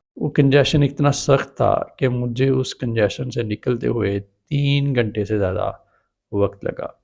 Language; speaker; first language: Urdu; native; Urdu